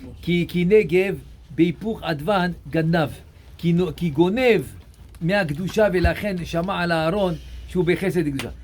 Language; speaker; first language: Hebrew; non-native, fluent; French